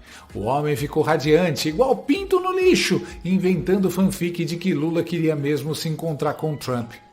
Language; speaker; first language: Portuguese; native; Portuguese